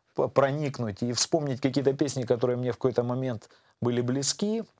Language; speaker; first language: Russian; native; Russian